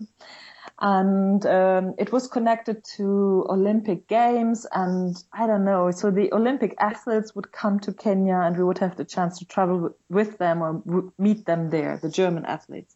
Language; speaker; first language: English; non-native, fluent; German